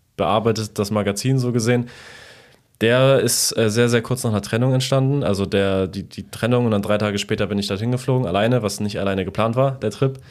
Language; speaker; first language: German; early bilingual, other home language; Polish